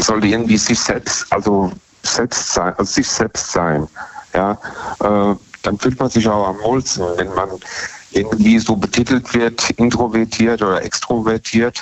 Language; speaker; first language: German; native; German